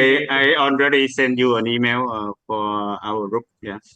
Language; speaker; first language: English; non-native, learner; Vietnamese